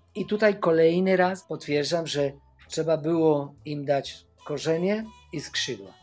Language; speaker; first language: Polish; non-native, fluent; Spanish